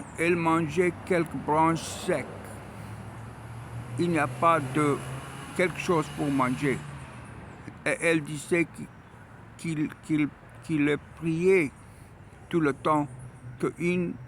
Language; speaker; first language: French; non-native, learner; Arabic